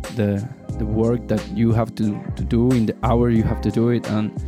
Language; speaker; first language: English; non-native, fluent; Spanish